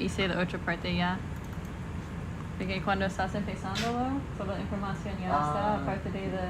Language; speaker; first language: Spanish; non-native, fluent; English